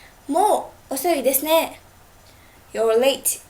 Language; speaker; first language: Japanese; non-native, fluent; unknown